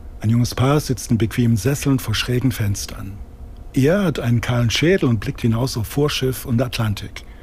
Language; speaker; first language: German; native; German